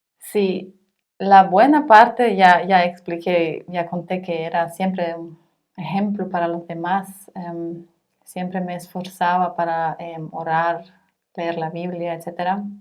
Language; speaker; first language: Spanish; non-native, fluent; German